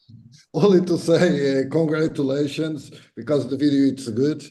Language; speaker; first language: English; non-native, fluent; Portuguese